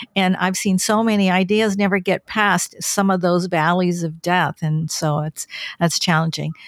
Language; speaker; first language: English; native; English